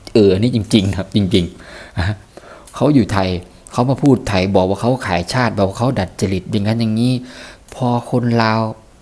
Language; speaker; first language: Thai; native; Thai